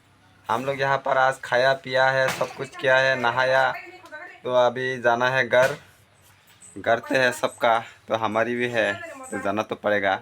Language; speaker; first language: Hindi; non-native, local second language; Kok Borok